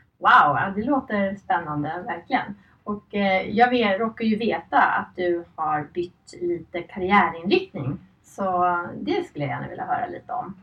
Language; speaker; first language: Swedish; native; Swedish